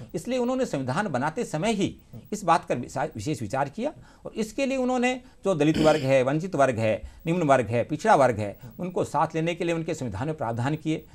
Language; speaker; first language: Hindi; native; Hindi